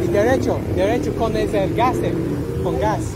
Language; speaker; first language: Spanish; non-native, learner; English